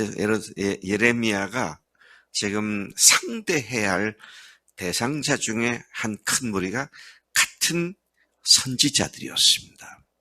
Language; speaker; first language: Korean; native; Korean